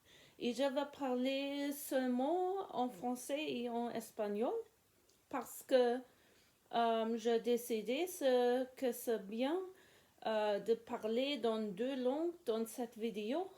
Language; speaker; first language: French; non-native, learner; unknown